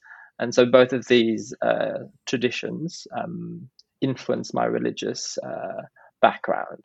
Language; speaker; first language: English; non-native, local second language; Filipino